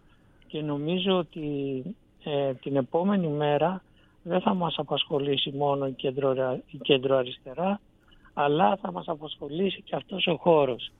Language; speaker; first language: Greek; native; Greek